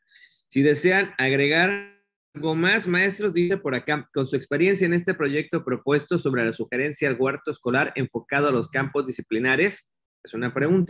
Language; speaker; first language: Spanish; native; Spanish